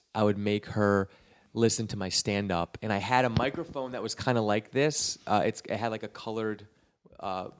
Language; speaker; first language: English; native; English